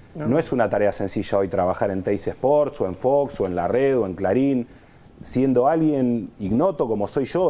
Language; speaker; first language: Spanish; native; Spanish